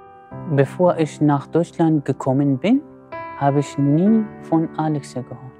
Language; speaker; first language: German; non-native, fluent; Kurdish